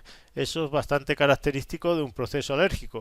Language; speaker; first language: Spanish; native; Spanish